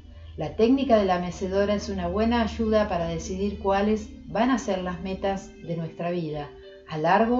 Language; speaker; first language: Spanish; native; Spanish